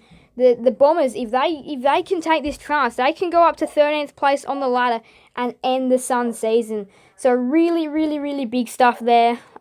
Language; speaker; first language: English; native; English